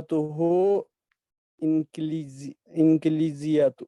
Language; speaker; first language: Arabic; non-native, learner; Urdu